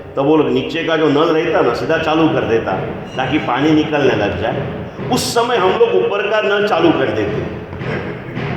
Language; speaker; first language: Hindi; non-native, local second language; Gujarati